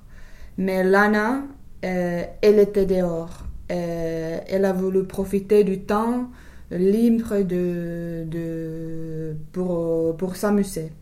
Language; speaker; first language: French; non-native, learner; English